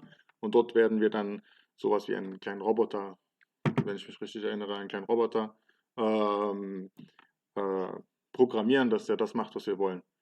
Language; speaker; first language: German; early bilingual, other home language; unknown